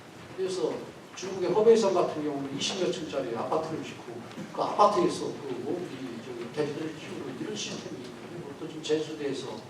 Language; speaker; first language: Korean; native; Korean